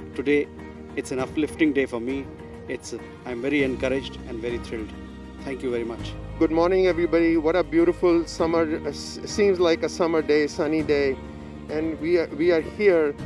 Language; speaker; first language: English; native; English